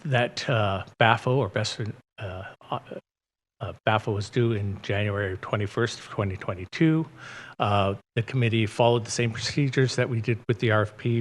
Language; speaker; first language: English; native; English